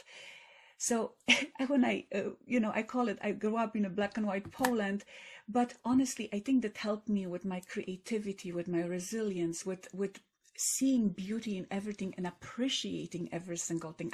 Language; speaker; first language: English; non-native, fluent; Polish